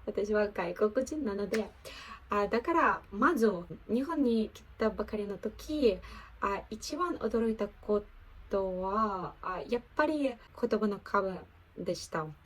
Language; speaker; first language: Japanese; non-native, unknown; Ukrainian